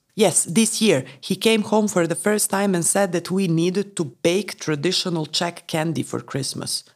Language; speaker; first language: English; non-native, fluent; Romanian